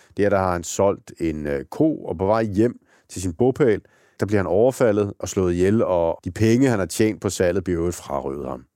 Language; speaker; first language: Danish; native; Danish